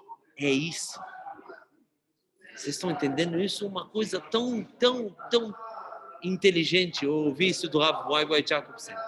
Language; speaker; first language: Portuguese; non-native, fluent; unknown